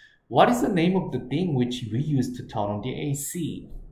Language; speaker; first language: English; non-native, fluent; Korean